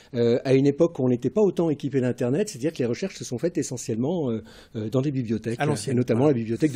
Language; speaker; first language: French; native; French